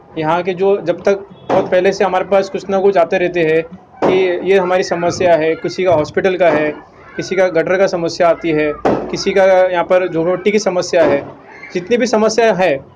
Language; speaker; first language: Hindi; non-native, local second language; Urdu